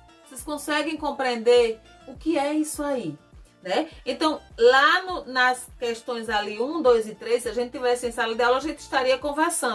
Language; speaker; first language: Portuguese; native; Portuguese